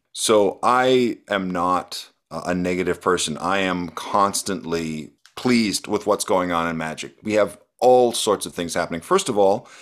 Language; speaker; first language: English; native; English